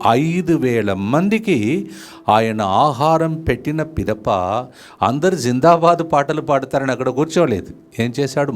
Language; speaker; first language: Telugu; non-native, fluent; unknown